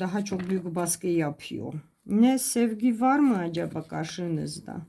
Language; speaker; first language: Turkish; non-native, fluent; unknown